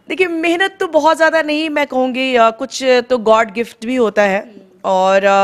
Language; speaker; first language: Hindi; native; Hindi